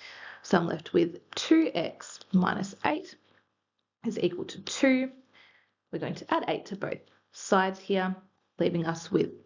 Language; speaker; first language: English; native; English